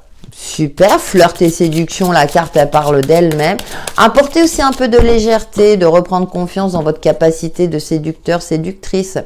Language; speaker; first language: French; native; French